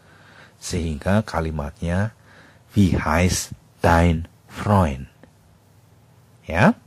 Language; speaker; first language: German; non-native, fluent; Indonesian